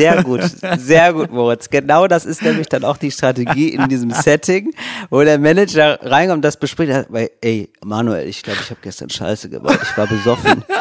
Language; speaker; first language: German; native; German